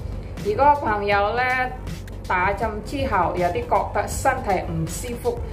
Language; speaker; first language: Cantonese; non-native, learner; Indonesian